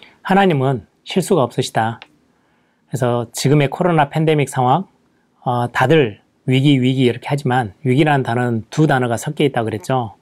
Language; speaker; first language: Korean; native; Korean